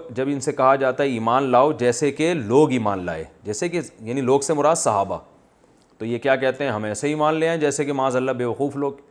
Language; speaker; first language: Urdu; native; Urdu